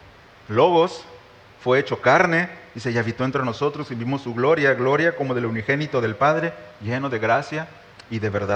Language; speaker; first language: Spanish; native; Spanish